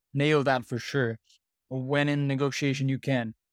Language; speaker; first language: English; non-native, fluent; Portuguese